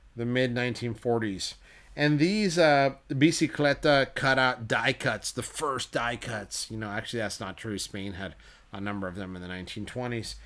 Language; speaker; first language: English; native; English